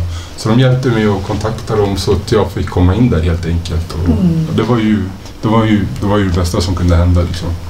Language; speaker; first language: Swedish; native; Swedish